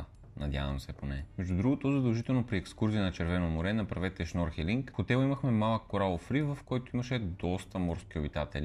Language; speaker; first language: Bulgarian; native; Bulgarian